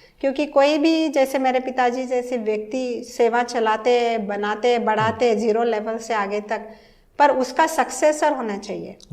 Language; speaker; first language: Hindi; early bilingual, heritage; Hindi